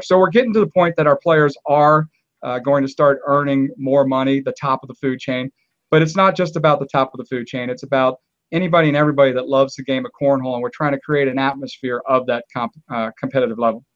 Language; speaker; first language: English; native; English